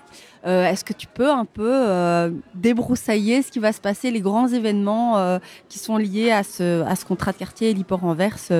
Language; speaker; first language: French; native; French